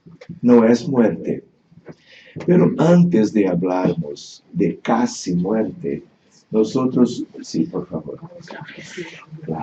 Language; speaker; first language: Spanish; non-native, fluent; Portuguese